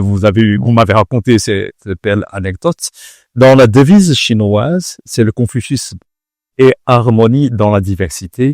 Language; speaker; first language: French; non-native, fluent; Chinese